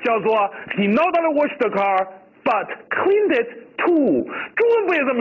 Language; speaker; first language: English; non-native, fluent; Chinese